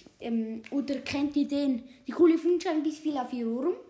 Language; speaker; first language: German; native; German